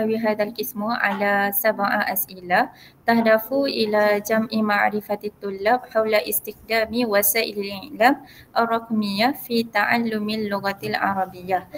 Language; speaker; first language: Arabic; non-native, learner; Malay